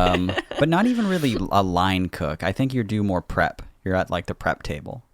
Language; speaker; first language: English; native; English